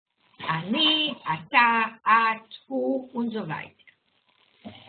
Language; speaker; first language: Hebrew; non-native, fluent; German